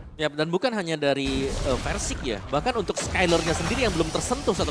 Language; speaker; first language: Indonesian; native; Indonesian